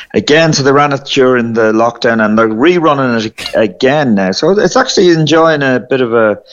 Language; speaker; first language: English; native; English